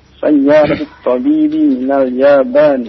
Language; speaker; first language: Arabic; non-native, learner; Indonesian